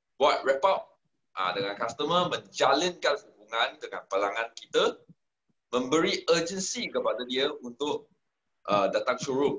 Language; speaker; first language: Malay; non-native, local second language; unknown